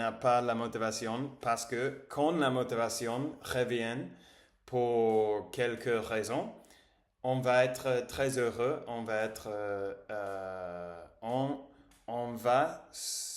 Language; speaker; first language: French; non-native, learner; English